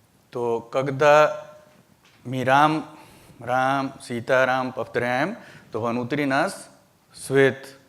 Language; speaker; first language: Russian; non-native, learner; Hindi